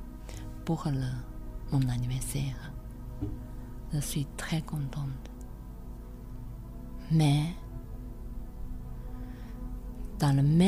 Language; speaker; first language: French; non-native, learner; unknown